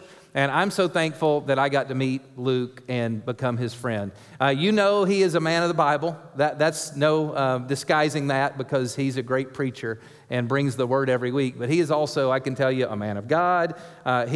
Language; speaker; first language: English; native; English